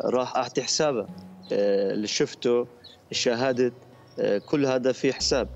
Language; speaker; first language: Arabic; non-native, fluent; Turkish